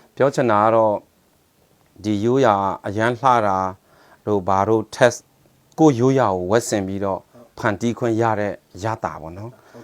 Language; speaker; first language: Burmese; non-native, local second language; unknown